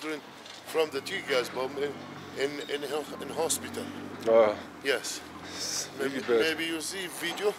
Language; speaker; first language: English; non-native, learner; Arabic